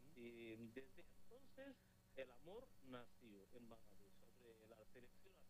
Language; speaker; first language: Spanish; non-native, learner; Bangla